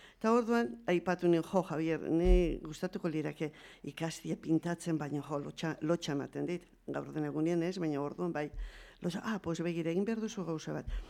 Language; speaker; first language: Basque; native; Basque